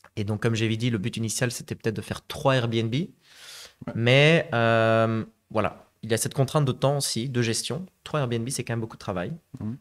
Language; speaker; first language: French; native; French